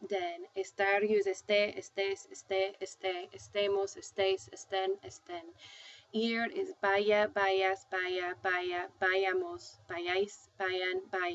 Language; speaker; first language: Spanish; non-native, fluent; English